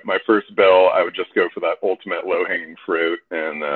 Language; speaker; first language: English; native; English